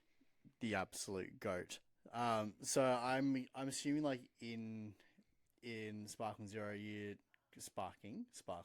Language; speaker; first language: English; native; English